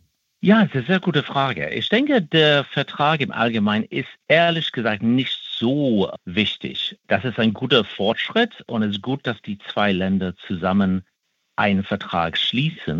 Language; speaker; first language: German; non-native, fluent; English